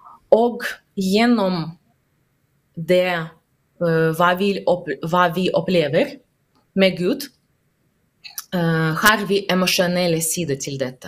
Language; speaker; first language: Norwegian; non-native, learner; Russian